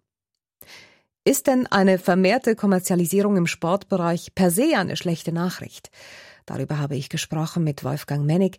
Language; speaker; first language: German; native; German